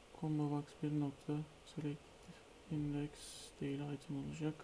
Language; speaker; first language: Turkish; native; Turkish